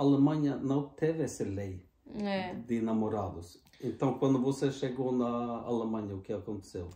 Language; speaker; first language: Portuguese; non-native, fluent; Norwegian